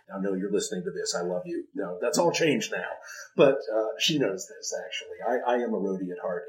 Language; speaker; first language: English; native; English